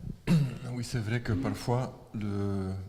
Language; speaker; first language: French; non-native, local second language; Dutch